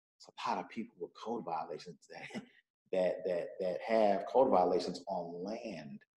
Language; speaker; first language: English; native; English